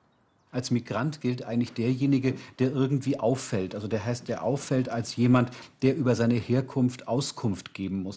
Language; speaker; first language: German; native; German